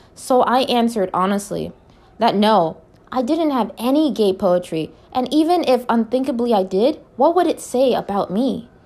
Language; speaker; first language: English; native; English